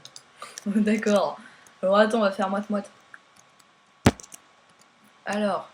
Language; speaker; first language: French; native; French